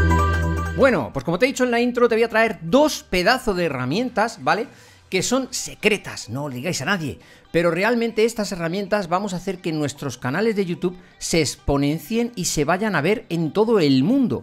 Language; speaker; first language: Spanish; native; Spanish